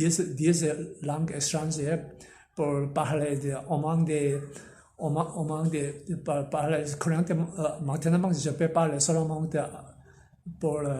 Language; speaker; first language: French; non-native, learner; Korean